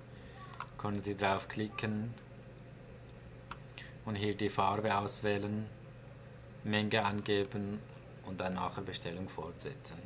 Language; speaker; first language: German; non-native, fluent; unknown